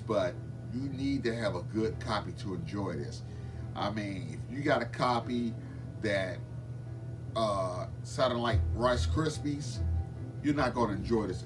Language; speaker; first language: English; native; English